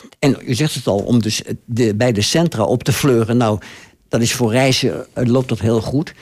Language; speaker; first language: Dutch; native; Dutch